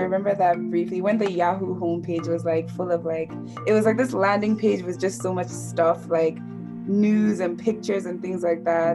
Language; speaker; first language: English; non-native, local second language; Akan